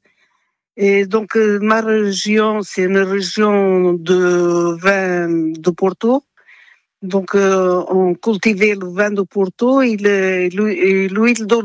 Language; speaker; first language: French; non-native, fluent; Portuguese